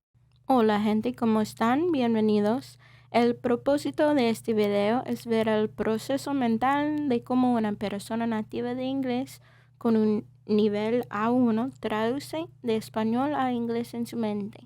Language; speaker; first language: Spanish; non-native, learner; English